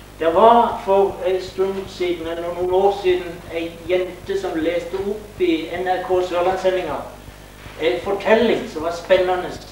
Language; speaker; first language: Norwegian; native; Norwegian